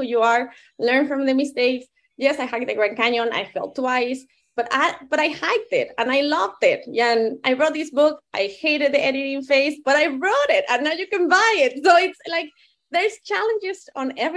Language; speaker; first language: English; non-native, fluent; Spanish